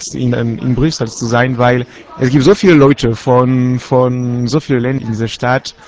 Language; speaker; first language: German; non-native, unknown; French